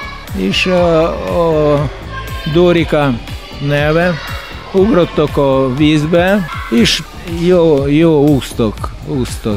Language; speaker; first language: Hungarian; non-native, learner; Russian